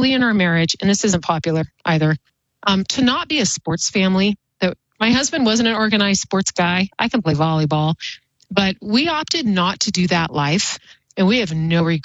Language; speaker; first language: English; native; English